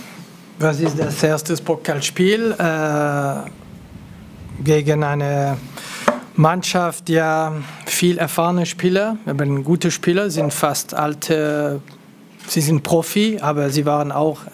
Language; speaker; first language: German; non-native, local second language; French